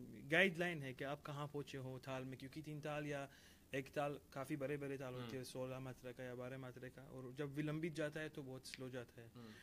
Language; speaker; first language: Hindi; non-native, fluent; Persian